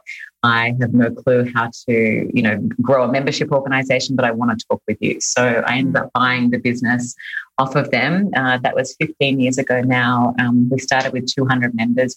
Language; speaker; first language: English; native; English